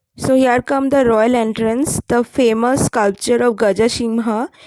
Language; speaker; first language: English; non-native, local second language; Bangla